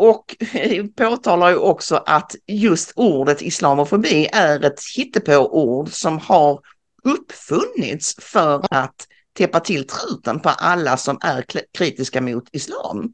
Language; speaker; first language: Swedish; native; Swedish